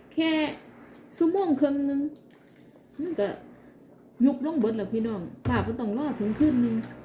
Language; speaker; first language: Thai; native; Thai